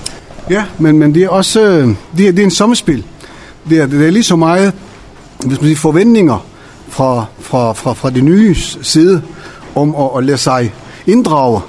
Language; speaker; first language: Danish; non-native, fluent; Persian